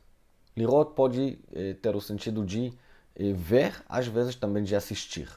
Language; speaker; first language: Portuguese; non-native, fluent; Hebrew